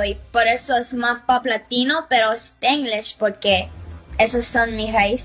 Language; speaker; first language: Spanish; early bilingual, heritage; Spanish